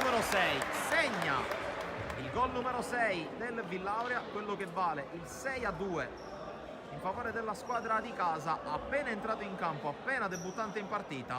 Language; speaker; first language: Italian; native; Italian